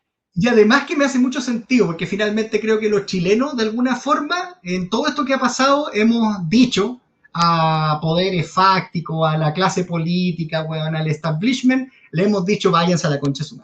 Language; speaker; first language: Spanish; native; Spanish